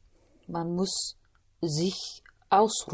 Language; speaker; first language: German; non-native, learner; English